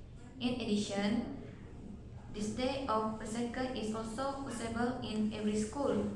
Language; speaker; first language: English; non-native, learner; Malay